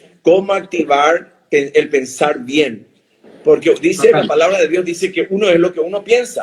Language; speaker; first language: Spanish; native; Spanish